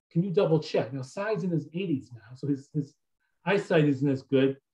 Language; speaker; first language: English; native; English